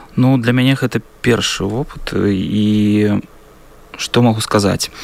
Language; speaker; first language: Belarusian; non-native, local second language; Russian